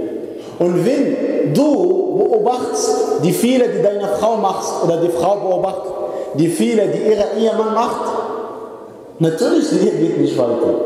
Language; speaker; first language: German; non-native, fluent; Arabic